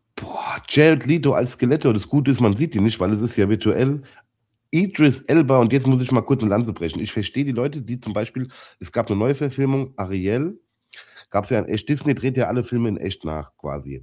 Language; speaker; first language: German; native; German